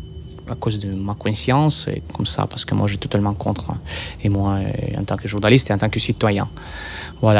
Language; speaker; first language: French; non-native, fluent; Russian